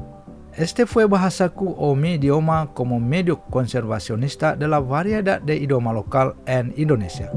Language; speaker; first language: Spanish; non-native, fluent; Indonesian